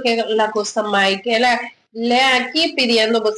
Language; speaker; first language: Portuguese; non-native, learner; Spanish